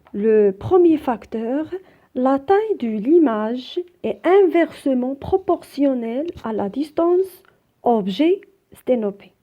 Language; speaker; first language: French; non-native, local second language; Arabic